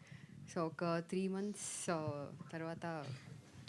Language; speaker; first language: Telugu; non-native, fluent; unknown